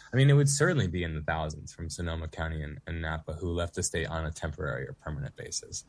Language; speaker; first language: English; native; English